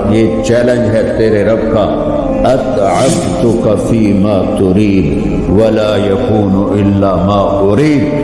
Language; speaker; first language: Urdu; non-native, local second language; Punjabi